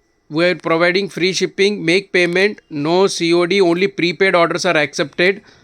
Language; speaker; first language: English; non-native, local second language; Telugu